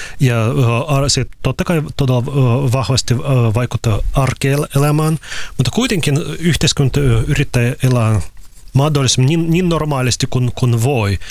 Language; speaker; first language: Finnish; non-native, fluent; Ukrainian